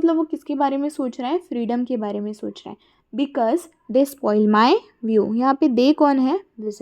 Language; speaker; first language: Hindi; native; Hindi